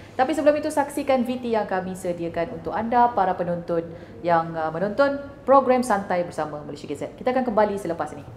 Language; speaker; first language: Malay; native; Malay